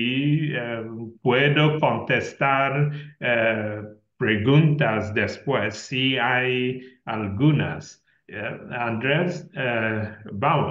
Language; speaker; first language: Spanish; non-native, learner; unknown